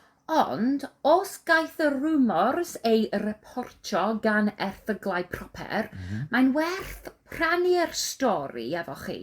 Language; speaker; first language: Welsh; non-native, learner; English